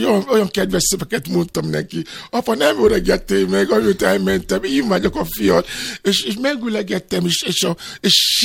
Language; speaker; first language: Hungarian; non-native, learner; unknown